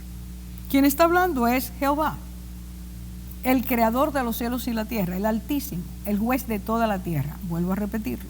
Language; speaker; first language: Spanish; native; Spanish